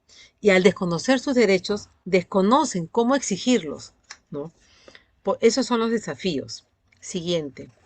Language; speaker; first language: Spanish; native; Spanish